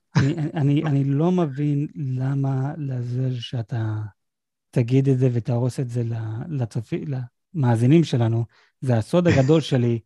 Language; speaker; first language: Hebrew; native; Hebrew